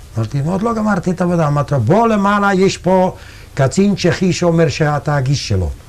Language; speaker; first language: Hebrew; non-native, fluent; Yiddish